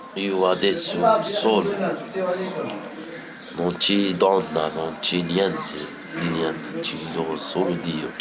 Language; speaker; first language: Italian; non-native, learner; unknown